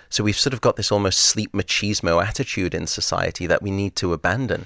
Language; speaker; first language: English; native; English